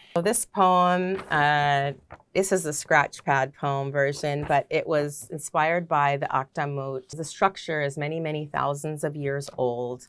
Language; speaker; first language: English; native; English